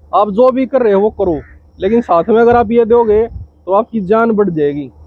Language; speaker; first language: Hindi; native; Hindi